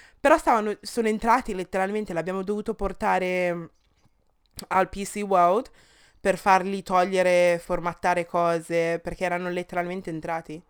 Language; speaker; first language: Italian; early bilingual, other home language; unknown